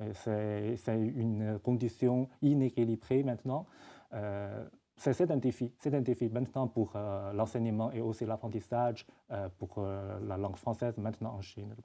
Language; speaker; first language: French; non-native, fluent; Chinese